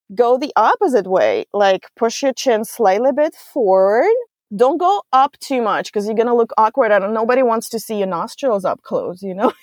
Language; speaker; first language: English; non-native, fluent; Russian